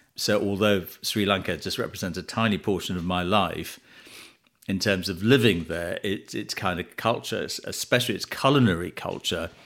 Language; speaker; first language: English; early bilingual, other home language; Tamil